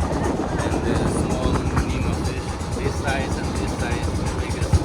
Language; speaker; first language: English; non-native, fluent; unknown